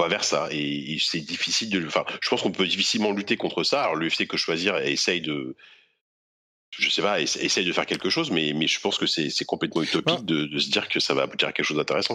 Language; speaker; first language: French; native; French